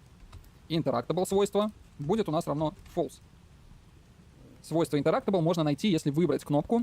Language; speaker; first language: Russian; native; Russian